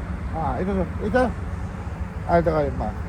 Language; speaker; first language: Russian; non-native, learner; Azerbaijani